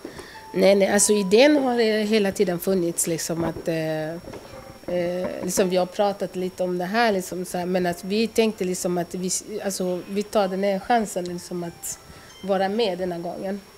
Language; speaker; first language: Swedish; early bilingual, other home language; Lingala